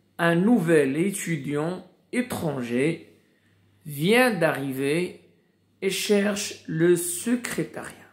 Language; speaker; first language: French; non-native, local second language; Arabic